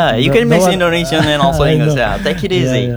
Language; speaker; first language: English; non-native, fluent; Indonesian